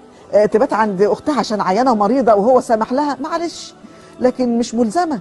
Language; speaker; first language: Arabic; native; Arabic